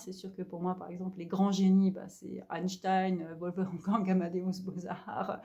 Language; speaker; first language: French; native; French